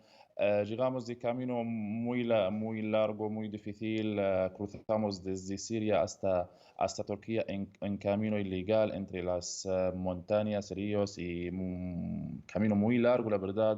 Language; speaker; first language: Spanish; non-native, learner; Arabic